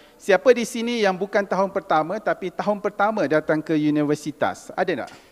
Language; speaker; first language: Malay; native; Malay